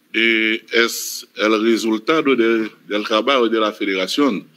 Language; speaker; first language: Spanish; non-native, fluent; Haitian Creole